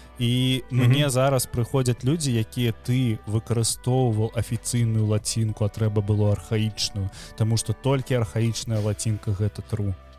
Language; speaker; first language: Belarusian; non-native, local second language; Russian